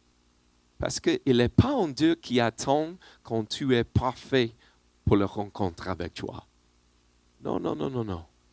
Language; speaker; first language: French; non-native, learner; English